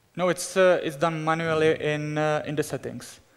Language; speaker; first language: English; non-native, fluent; Czech